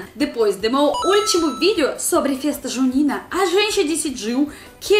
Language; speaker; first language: Portuguese; non-native, learner; Russian